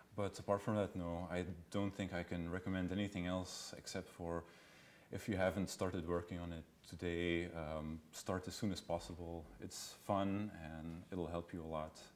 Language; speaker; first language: English; non-native, fluent; Dutch